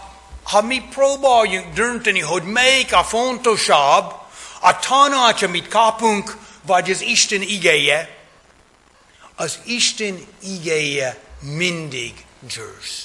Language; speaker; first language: Hungarian; non-native, fluent; English